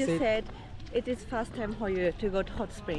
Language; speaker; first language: English; non-native, learner; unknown